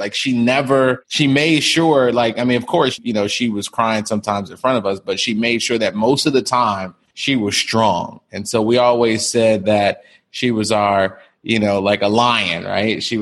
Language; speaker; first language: English; native; English